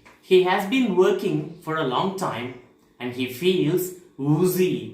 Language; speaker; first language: English; non-native, local second language; Tamil